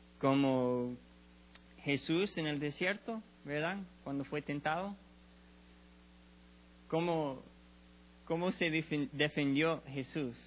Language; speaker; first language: Spanish; non-native, learner; English